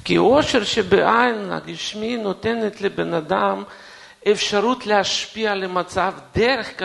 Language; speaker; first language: Hebrew; non-native, fluent; Russian